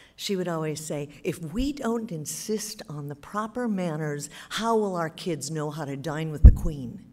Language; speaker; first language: English; native; English